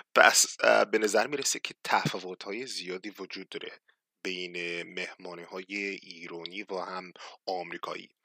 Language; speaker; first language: Persian; non-native, fluent; English